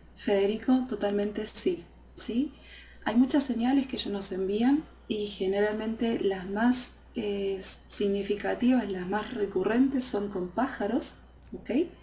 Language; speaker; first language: Spanish; native; Spanish